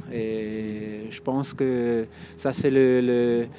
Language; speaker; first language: French; non-native, local second language; German